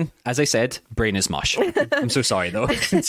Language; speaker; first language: English; native; English